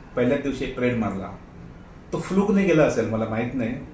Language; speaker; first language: Marathi; non-native, local second language; Konkani